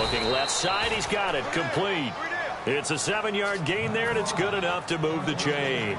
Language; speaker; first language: English; native; English